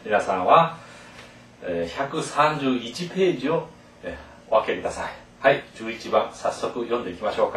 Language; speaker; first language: Japanese; non-native, fluent; Korean